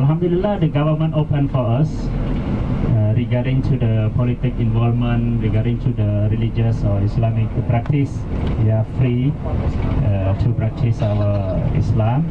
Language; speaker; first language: English; non-native, local second language; Khmer